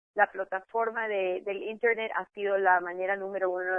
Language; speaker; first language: Spanish; native; Spanish